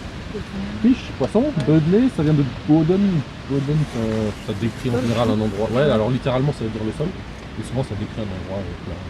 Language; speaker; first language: French; native; French